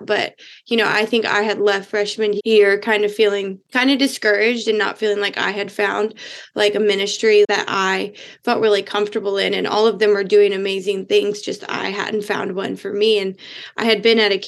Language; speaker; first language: English; native; English